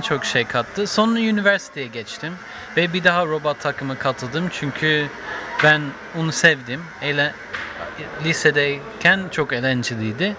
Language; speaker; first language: Turkish; non-native, fluent; English